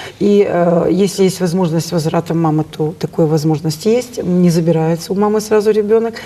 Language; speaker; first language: Russian; native; Russian